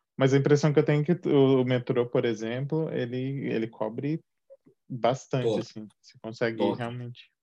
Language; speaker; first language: Portuguese; native; Portuguese